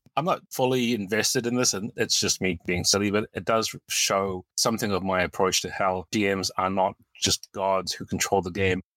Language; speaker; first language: English; native; English